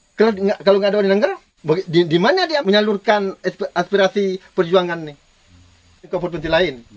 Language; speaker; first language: Malay; non-native, local second language; Minangkabau